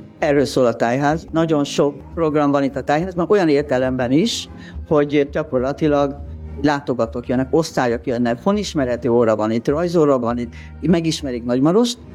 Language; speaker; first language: Hungarian; native; Hungarian